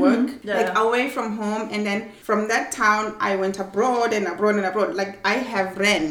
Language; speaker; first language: English; non-native, local second language; Swati